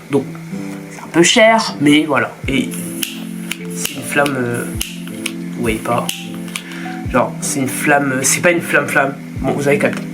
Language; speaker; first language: French; native; French